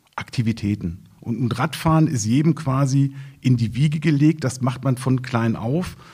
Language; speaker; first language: German; native; German